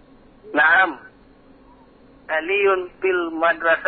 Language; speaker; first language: Arabic; non-native, learner; Indonesian